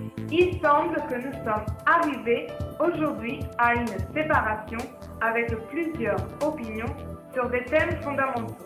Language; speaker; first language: French; non-native, learner; Spanish